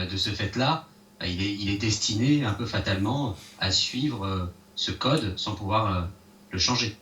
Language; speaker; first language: French; native; French